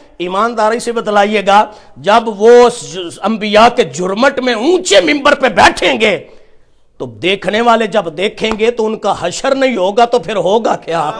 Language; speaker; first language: Urdu; non-native, local second language; Punjabi